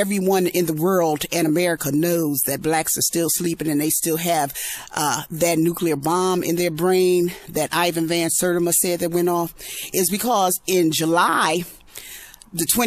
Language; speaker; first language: English; native; English